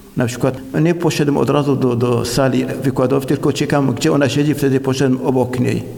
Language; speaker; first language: Polish; non-native, fluent; Arabic